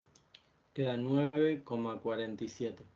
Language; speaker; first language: Spanish; native; Spanish